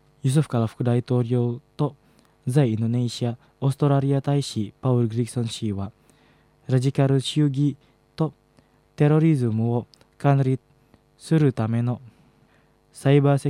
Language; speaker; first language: Japanese; non-native, fluent; Indonesian